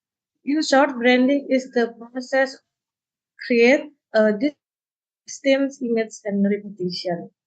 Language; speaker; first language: English; non-native, learner; Indonesian